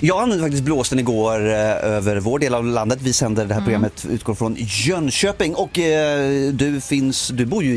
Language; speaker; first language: Swedish; native; Swedish